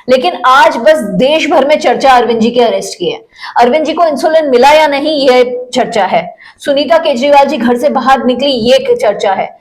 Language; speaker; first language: Hindi; non-native, local second language; Marathi